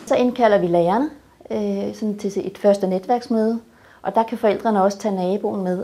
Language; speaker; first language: Danish; native; Danish